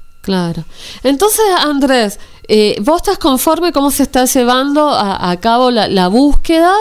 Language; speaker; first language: Spanish; native; Spanish